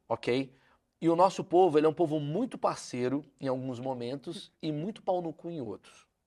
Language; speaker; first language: Portuguese; native; Portuguese